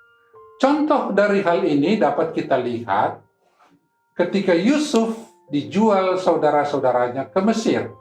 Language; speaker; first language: Malay; native; Malay